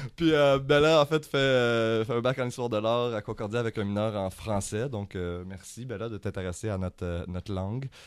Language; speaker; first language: French; native; French